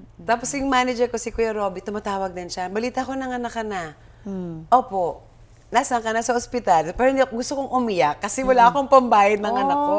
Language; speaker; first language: Filipino; native; Filipino